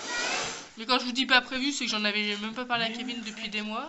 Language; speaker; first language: French; native; French